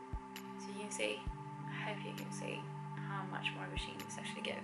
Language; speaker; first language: English; non-native, fluent; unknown